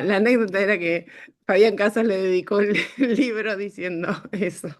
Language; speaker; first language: Spanish; native; Spanish